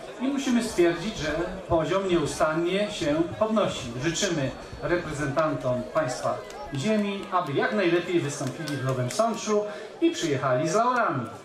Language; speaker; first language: Polish; native; Polish